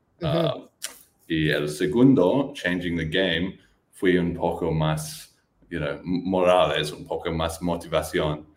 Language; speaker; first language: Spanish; non-native, learner; English